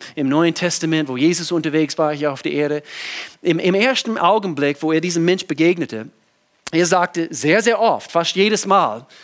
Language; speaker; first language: German; non-native, fluent; English